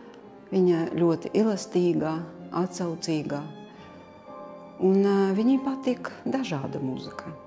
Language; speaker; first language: Latvian; non-native, local second language; Russian